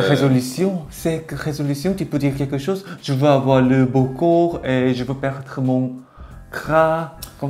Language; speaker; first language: French; non-native, learner; Korean